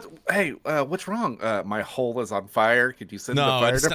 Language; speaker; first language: English; native; English